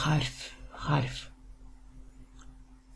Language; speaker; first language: Turkish; non-native, learner; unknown